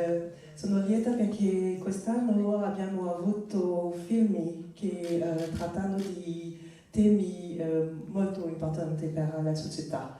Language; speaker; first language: Italian; non-native, fluent; French